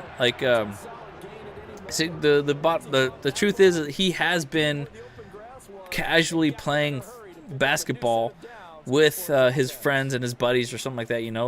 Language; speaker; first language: English; native; English